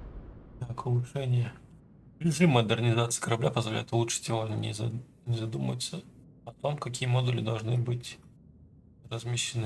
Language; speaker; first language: Russian; native; Russian